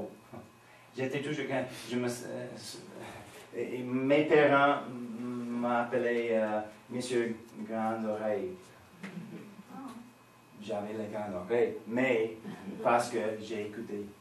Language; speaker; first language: French; non-native, fluent; English